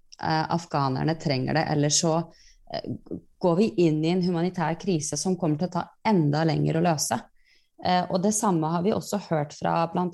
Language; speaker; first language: Norwegian; early bilingual, other home language; Persian